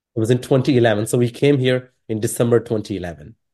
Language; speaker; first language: English; non-native, local second language; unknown